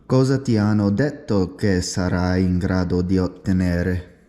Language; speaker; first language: Italian; non-native, learner; English